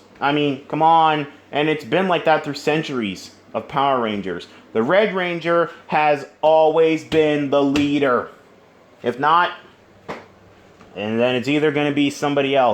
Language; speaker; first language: English; native; English